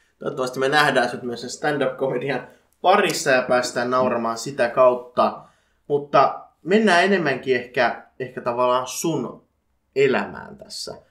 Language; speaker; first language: Finnish; early bilingual, other home language; Punjabi